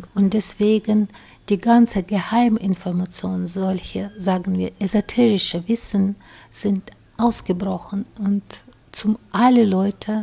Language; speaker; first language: German; non-native, fluent; Russian